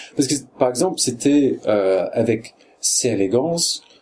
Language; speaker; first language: French; non-native, fluent; English